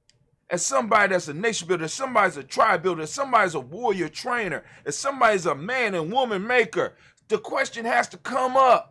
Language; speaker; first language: English; native; English